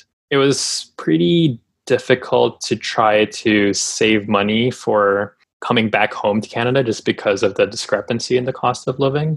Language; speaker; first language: English; non-native, local second language; Filipino